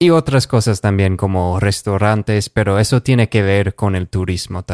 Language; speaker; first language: Spanish; non-native, fluent; English